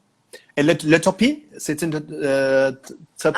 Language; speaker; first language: French; non-native, learner; Turkish